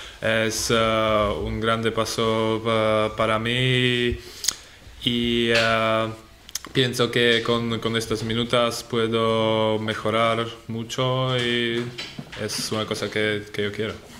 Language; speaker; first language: Spanish; non-native, learner; Czech